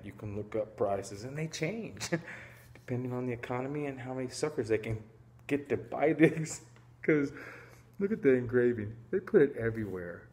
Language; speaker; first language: English; native; English